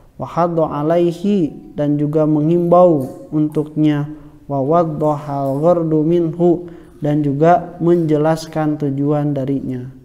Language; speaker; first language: Indonesian; non-native, local second language; Sundanese